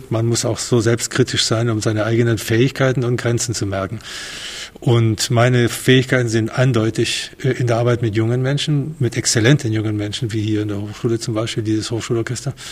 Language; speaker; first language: German; non-native, fluent; Spanish